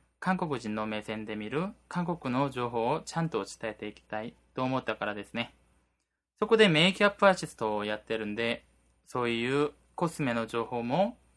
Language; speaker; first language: Japanese; non-native, fluent; Korean